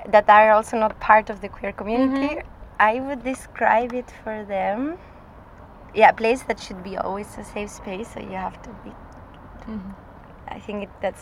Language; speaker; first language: English; non-native, fluent; Spanish